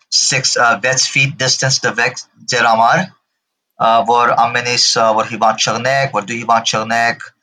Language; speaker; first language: Armenian; early bilingual, heritage; Armenian